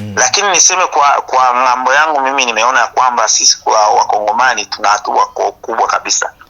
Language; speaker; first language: Swahili; native; Swahili